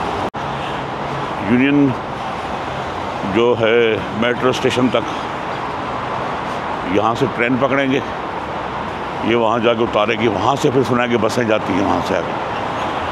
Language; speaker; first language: Urdu; non-native, local second language; Punjabi